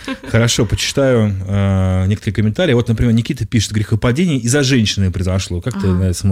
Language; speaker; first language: Russian; native; Russian